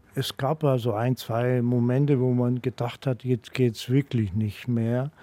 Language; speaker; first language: German; non-native, fluent; Greek